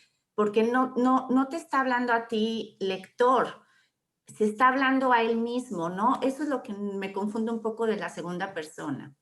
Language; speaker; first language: Spanish; native; Spanish